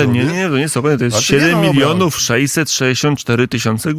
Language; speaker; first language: Polish; native; Polish